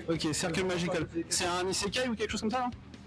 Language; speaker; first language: French; native; French